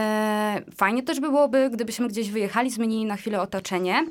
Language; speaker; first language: Polish; native; Polish